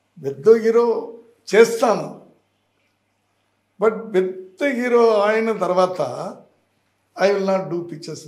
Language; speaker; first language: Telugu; non-native, learner; Tamil